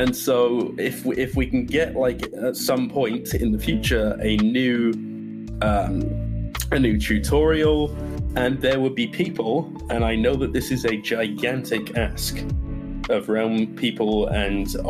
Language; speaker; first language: English; native; English